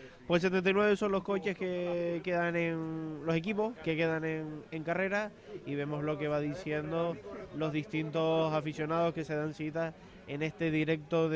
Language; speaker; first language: Spanish; native; Spanish